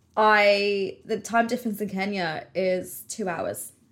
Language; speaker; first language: English; native; English